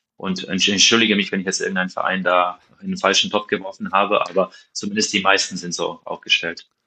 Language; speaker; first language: German; non-native, fluent; Slovenian